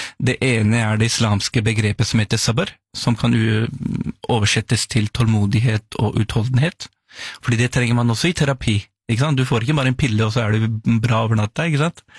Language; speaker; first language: Norwegian; early bilingual, other home language; Urdu